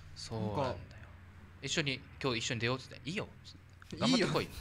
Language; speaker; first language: Japanese; native; Japanese